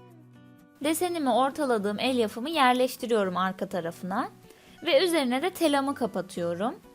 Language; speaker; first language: Turkish; native; Turkish